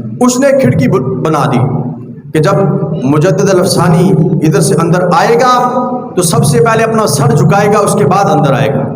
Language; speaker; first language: Urdu; non-native, local second language; Punjabi